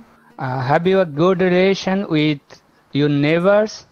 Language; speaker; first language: English; non-native, learner; Bangla